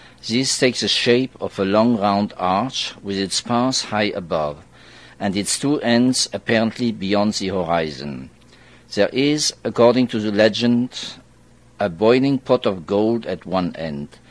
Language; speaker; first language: English; non-native, fluent; Swiss German